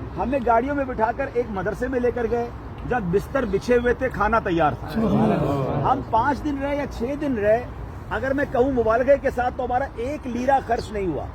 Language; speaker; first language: Urdu; native; Urdu